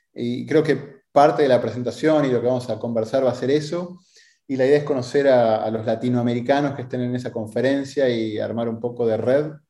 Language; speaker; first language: Spanish; native; Spanish